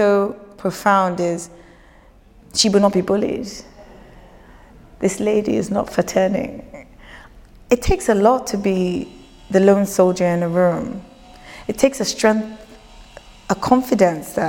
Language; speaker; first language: English; non-native, local second language; Yoruba